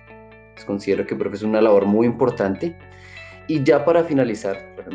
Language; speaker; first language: Spanish; native; Spanish